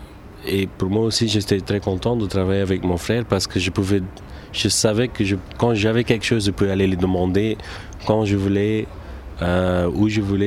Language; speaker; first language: French; non-native, local second language; Turkish